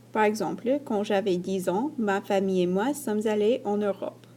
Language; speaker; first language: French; non-native, fluent; English